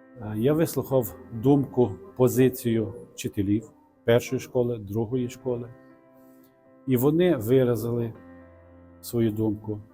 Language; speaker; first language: Ukrainian; non-native, local second language; Russian